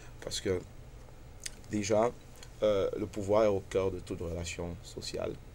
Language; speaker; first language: French; non-native, local second language; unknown